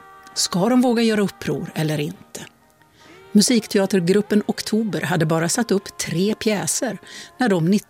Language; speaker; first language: Swedish; native; Swedish